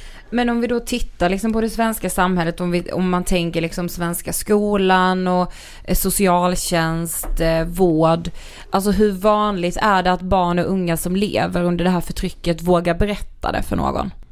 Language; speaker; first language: Swedish; native; Swedish